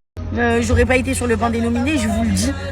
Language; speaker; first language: French; native; French